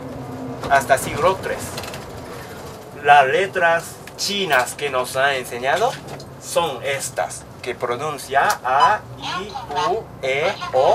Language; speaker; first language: Spanish; non-native, learner; Japanese